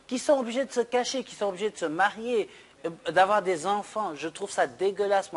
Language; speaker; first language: French; non-native, local second language; Wolof